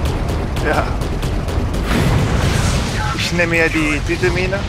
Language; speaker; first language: German; non-native, learner; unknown